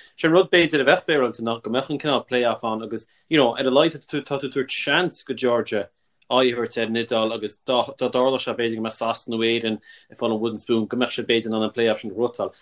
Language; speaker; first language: Irish; native; Irish